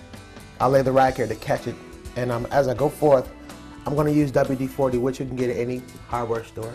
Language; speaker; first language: English; native; English